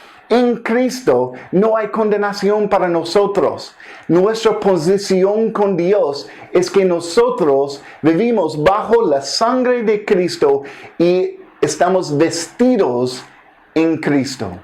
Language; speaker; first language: Spanish; non-native, fluent; English